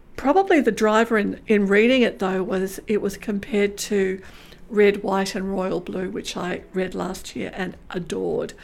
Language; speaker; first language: English; native; English